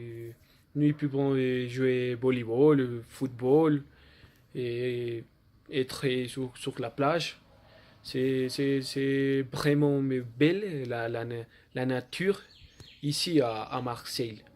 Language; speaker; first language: French; non-native, learner; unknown